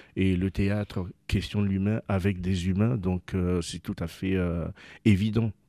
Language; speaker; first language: French; non-native, local second language; Ewe